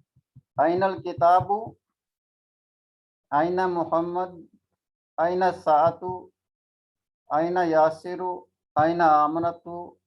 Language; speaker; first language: Arabic; non-native, learner; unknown